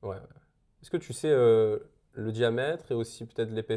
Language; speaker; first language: French; native; French